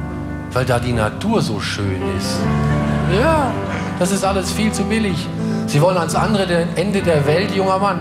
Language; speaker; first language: German; native; German